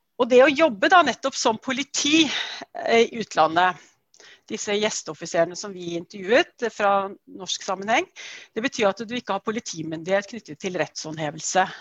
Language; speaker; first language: Norwegian; native; Norwegian